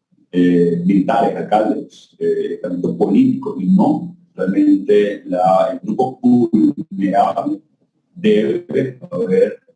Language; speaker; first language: Spanish; native; Spanish